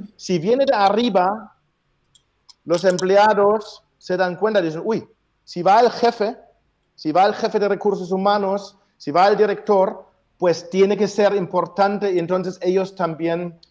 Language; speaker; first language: Spanish; non-native, fluent; German